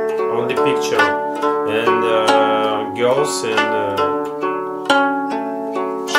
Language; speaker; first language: English; non-native, learner; Russian